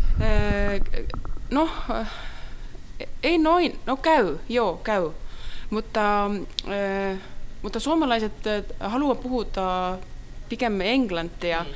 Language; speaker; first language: Finnish; non-native, learner; Estonian